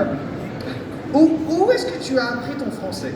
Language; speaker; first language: French; non-native, fluent; English